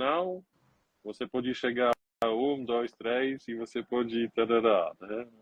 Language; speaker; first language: Portuguese; non-native, learner; Polish